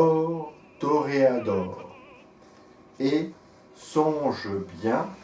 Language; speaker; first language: French; native; French